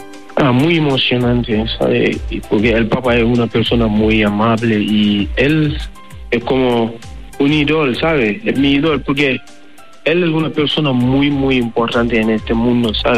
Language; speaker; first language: Spanish; non-native, learner; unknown